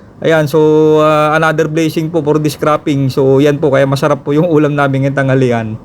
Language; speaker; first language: Filipino; non-native, local second language; Iloko